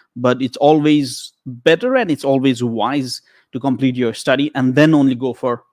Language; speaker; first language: English; non-native, local second language; Nepali